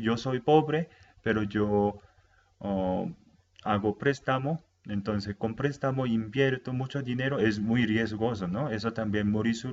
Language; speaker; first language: Spanish; non-native, fluent; Japanese